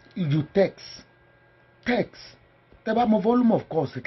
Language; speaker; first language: English; non-native, local second language; Yoruba